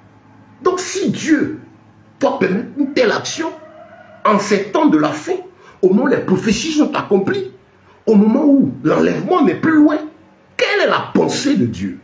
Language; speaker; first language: French; native; French